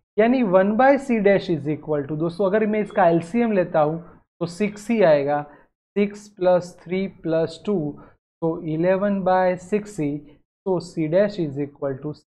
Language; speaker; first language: Hindi; non-native, local second language; Gujarati